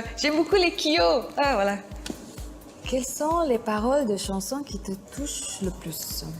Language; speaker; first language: French; non-native, fluent; Indonesian